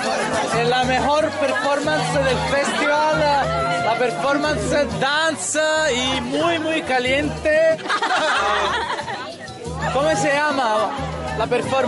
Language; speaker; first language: Spanish; non-native, learner; Italian